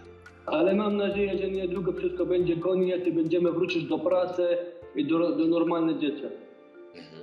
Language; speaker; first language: Polish; non-native, fluent; Arabic